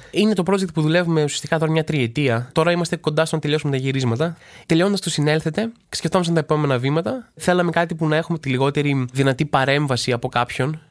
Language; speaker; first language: Greek; native; Greek